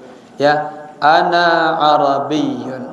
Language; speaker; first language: Arabic; non-native, fluent; Indonesian